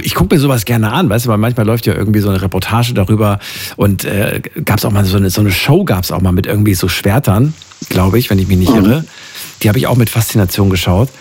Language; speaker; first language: German; native; German